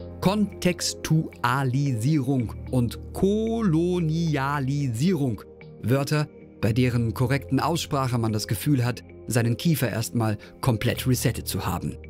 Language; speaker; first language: German; native; German